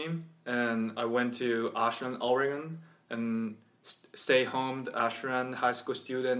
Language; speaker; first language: English; non-native, learner; Japanese